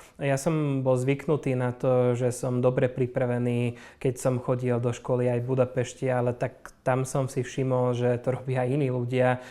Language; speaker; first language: Slovak; non-native, local second language; Hungarian